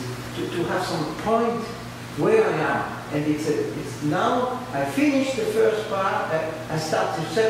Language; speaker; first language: English; non-native, learner; French